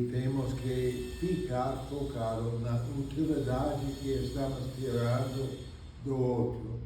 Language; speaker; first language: Portuguese; non-native, fluent; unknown